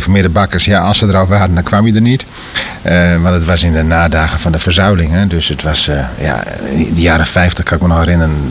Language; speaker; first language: Dutch; native; Dutch